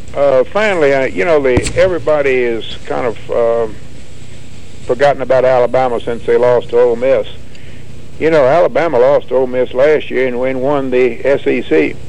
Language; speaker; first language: English; native; English